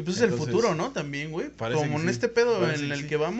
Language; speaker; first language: Spanish; native; Spanish